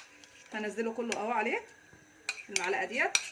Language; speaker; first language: Arabic; native; Arabic